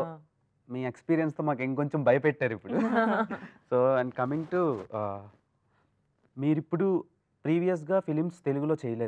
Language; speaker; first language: Telugu; native; Telugu